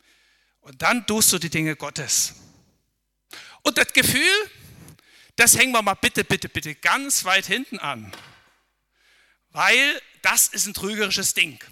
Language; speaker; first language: German; native; German